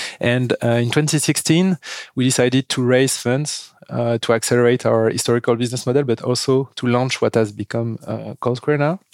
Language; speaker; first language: English; non-native, fluent; French